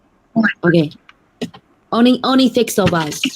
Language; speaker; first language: English; non-native, learner; Chinese